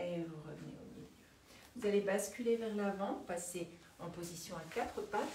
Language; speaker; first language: French; native; French